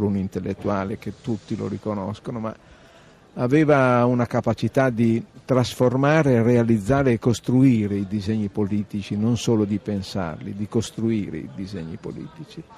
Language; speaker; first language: Italian; native; Italian